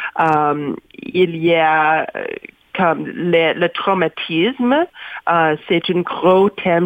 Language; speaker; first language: French; non-native, learner; English